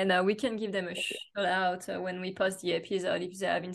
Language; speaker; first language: English; non-native, fluent; French